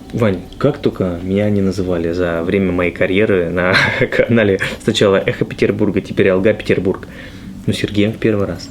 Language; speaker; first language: Russian; native; Russian